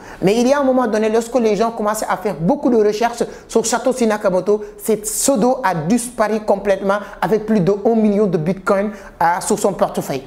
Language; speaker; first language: French; non-native, local second language; Wolof